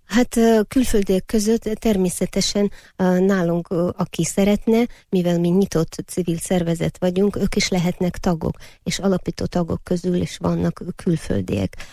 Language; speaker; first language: Hungarian; non-native, fluent; Uyghur